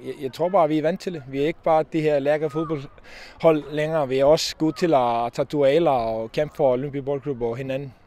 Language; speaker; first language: Danish; non-native, fluent; Icelandic